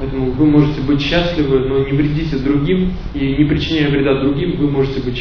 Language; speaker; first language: Russian; native; Russian